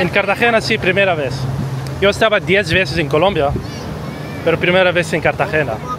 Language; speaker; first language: Spanish; non-native, learner; Arabic